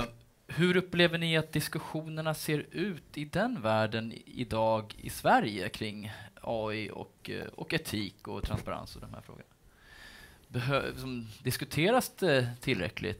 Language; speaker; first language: Swedish; native; Swedish